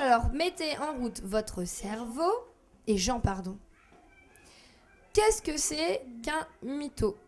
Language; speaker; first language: French; native; French